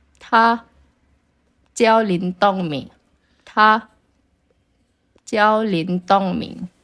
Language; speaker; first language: Chinese; non-native, fluent; Indonesian